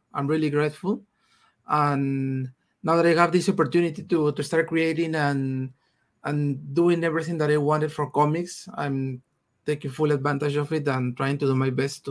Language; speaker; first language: English; non-native, fluent; Spanish